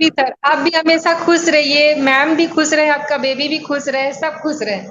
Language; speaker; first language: Hindi; non-native, local second language; Gujarati